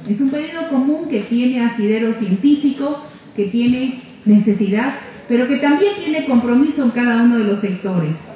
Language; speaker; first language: Spanish; native; Spanish